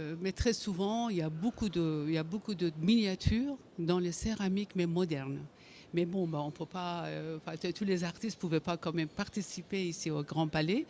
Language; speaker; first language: French; non-native, fluent; Persian